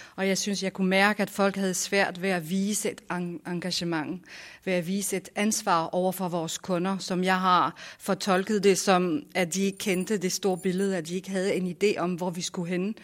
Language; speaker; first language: Danish; non-native, fluent; French